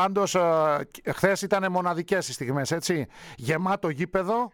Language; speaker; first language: Greek; native; Greek